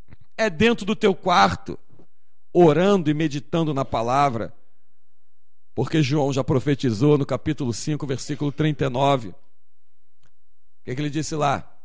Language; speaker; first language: Portuguese; native; Portuguese